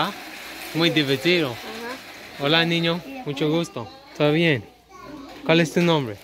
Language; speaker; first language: Spanish; non-native, learner; English